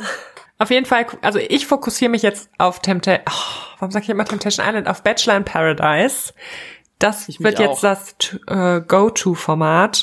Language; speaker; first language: German; native; German